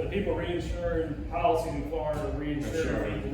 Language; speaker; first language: English; native; English